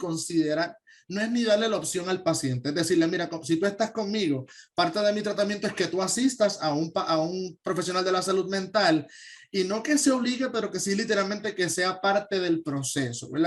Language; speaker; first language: Spanish; native; Spanish